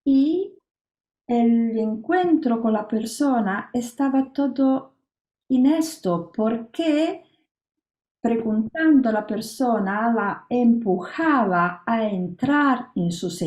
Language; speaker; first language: Spanish; non-native, learner; Italian